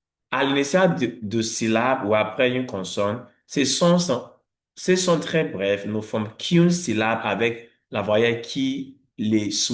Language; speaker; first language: French; non-native, fluent; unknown